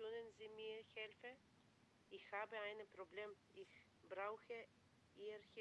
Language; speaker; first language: German; non-native, learner; Macedonian